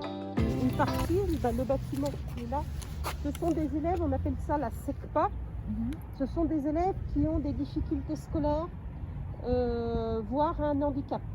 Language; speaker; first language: French; native; French